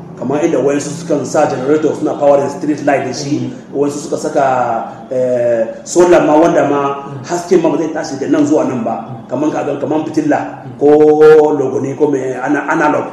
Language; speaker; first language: Hausa; non-native, local second language; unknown